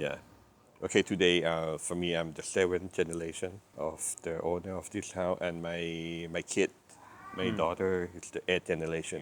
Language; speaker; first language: English; non-native, learner; Thai